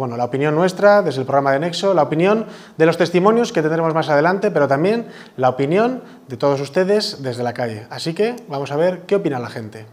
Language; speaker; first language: Spanish; native; Spanish